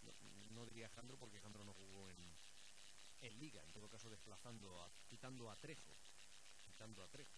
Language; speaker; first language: Spanish; native; Spanish